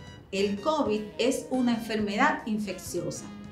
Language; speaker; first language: Spanish; native; Spanish